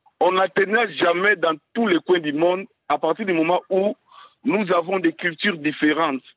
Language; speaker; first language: French; non-native, local second language; Lingala